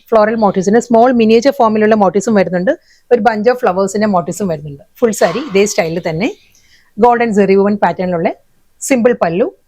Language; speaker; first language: Malayalam; native; Malayalam